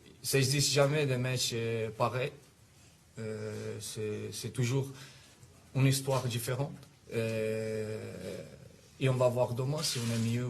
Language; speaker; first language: French; non-native, fluent; Italian